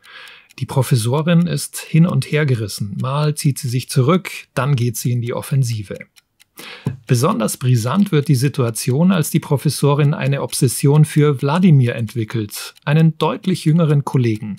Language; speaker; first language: German; native; German